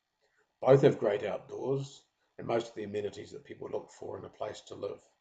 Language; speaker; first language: English; native; English